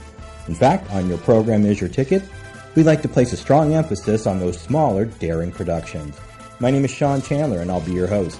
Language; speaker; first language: English; native; English